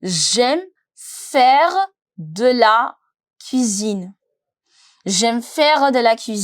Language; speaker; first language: French; non-native, fluent; Hindi